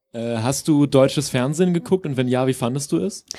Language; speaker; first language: German; native; German